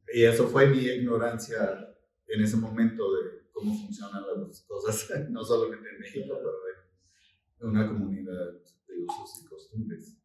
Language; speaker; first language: Spanish; non-native, fluent; English